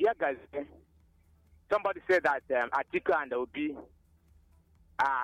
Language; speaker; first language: English; non-native, local second language; Igbo